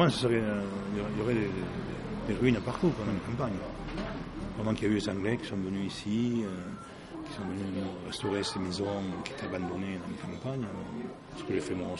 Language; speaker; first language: French; native; French